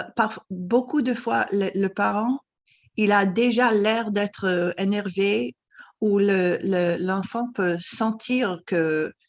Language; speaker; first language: French; non-native, fluent; English